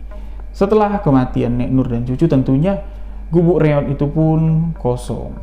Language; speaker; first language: Indonesian; native; Indonesian